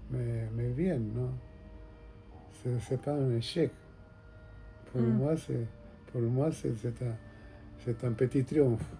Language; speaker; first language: French; non-native, fluent; Spanish